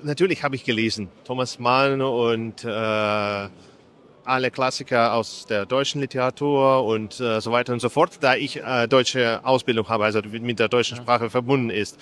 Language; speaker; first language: German; non-native, fluent; Russian